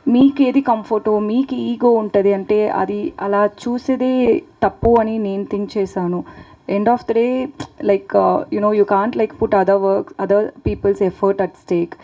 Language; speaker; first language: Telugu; non-native, learner; Tamil